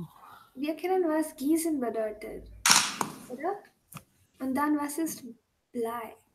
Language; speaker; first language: German; non-native, learner; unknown